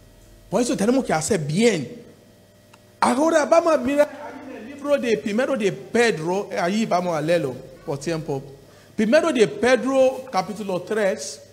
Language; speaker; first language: Spanish; non-native, learner; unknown